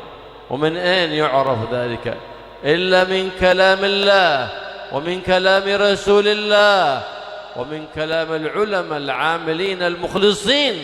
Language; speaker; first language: Arabic; native; Arabic